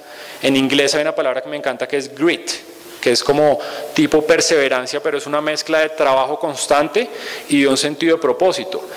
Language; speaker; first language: Spanish; native; Spanish